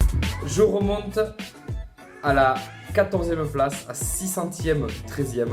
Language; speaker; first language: French; native; French